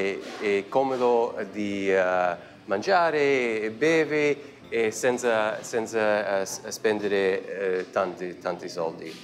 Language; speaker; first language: Italian; early bilingual, heritage; Italian